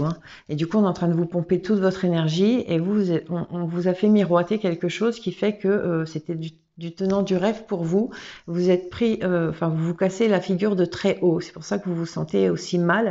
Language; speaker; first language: French; native; French